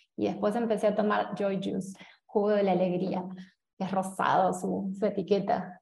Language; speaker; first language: Spanish; native; Spanish